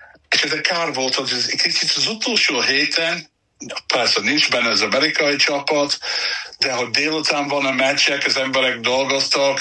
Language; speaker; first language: Hungarian; non-native, learner; English